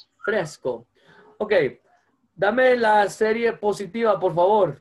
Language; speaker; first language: Spanish; native; Spanish